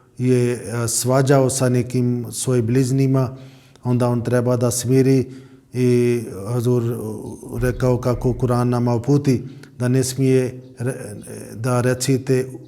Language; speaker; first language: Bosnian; non-native, fluent; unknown